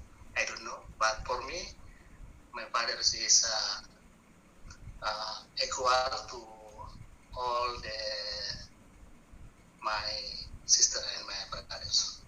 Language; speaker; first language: English; non-native, learner; Indonesian